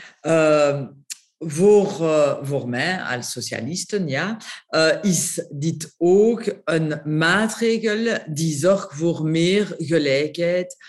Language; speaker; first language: Dutch; non-native, local second language; French